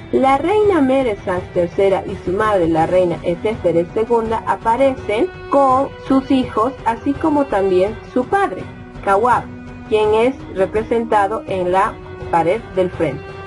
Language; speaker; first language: Spanish; native; Spanish